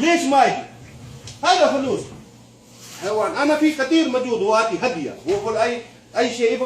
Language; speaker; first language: Arabic; non-native, learner; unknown